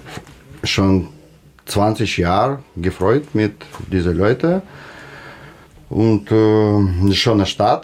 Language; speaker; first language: German; non-native, learner; Russian